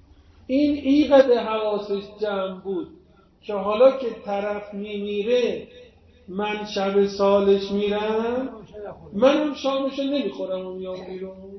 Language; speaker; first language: Persian; native; Persian